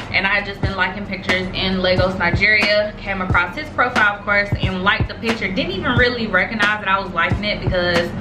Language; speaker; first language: English; native; English